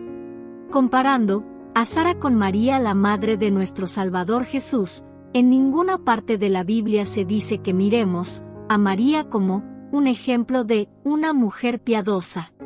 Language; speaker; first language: Spanish; native; Spanish